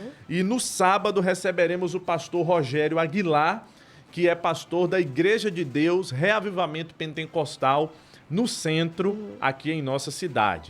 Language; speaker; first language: Portuguese; native; Portuguese